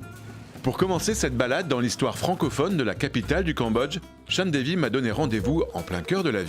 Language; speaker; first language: French; native; French